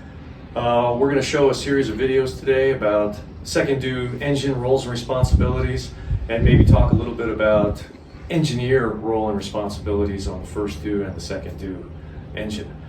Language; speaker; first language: English; native; English